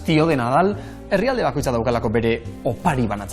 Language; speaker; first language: Basque; native; Basque